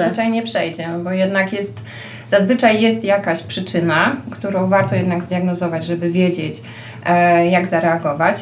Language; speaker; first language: Polish; native; Polish